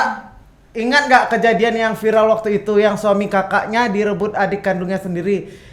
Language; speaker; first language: Indonesian; native; Indonesian